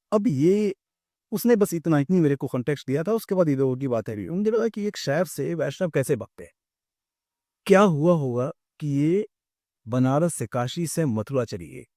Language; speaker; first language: Hindi; native; Hindi